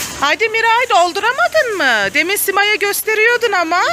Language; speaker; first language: Turkish; native; Turkish